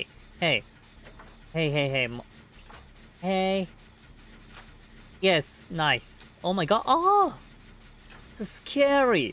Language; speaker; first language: English; non-native, learner; Japanese